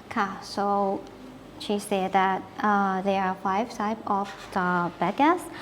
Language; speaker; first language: English; non-native, learner; Thai